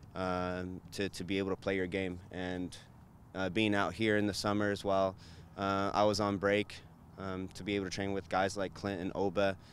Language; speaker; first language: English; early bilingual, other home language; Spanish